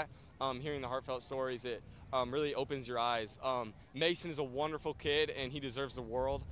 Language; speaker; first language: English; native; English